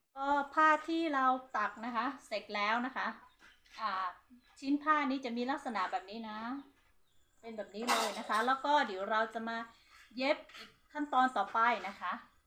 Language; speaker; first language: Thai; non-native, local second language; Hmong